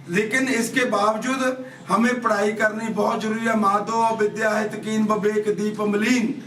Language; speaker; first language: Hindi; non-native, local second language; Punjabi